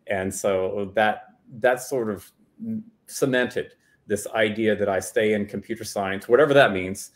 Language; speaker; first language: English; native; English